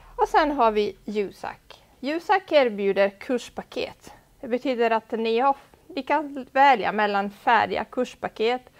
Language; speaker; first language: Swedish; non-native, fluent; Italian